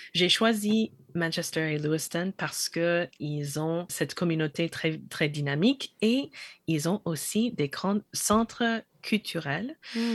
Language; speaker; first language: French; non-native, fluent; English